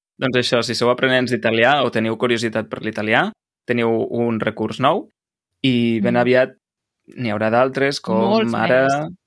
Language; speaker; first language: Catalan; native; Catalan